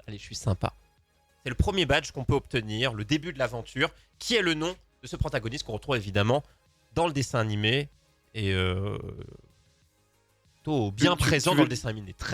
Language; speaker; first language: French; native; French